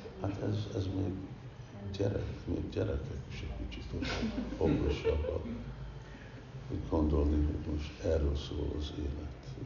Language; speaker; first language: Hungarian; early bilingual, heritage; Hungarian